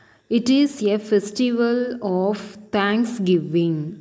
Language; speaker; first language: English; non-native, local second language; Tamil